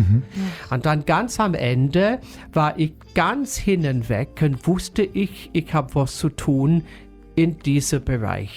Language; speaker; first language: German; non-native, fluent; English